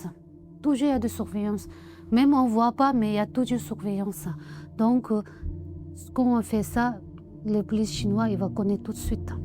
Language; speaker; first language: French; non-native, learner; Tibetan